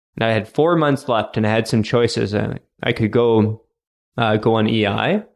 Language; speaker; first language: English; native; English